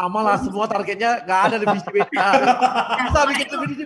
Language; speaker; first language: Indonesian; native; Indonesian